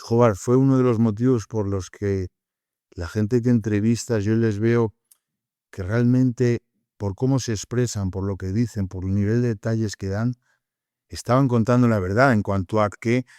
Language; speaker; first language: Spanish; native; Spanish